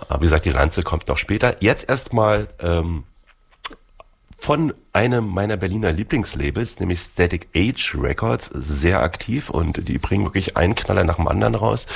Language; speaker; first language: German; native; German